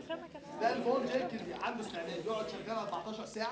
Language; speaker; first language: Arabic; native; Arabic